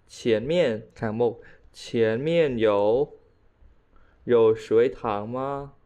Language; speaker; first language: Chinese; non-native, fluent; Khmer